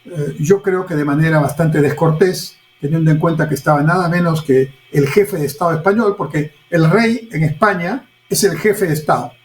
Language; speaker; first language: Spanish; native; Spanish